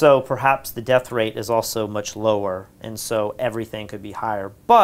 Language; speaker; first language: English; native; English